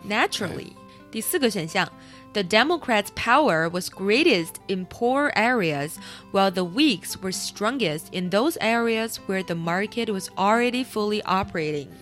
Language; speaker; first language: English; non-native, fluent; Chinese